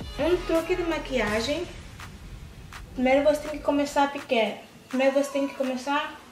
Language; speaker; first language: Portuguese; early bilingual, heritage; English